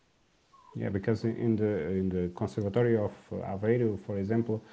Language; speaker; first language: English; non-native, learner; Portuguese